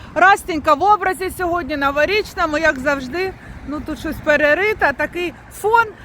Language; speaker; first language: Ukrainian; non-native, local second language; Russian